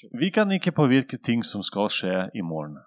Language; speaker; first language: Norwegian; non-native, fluent; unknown